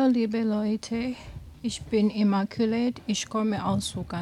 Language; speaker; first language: German; non-native, learner; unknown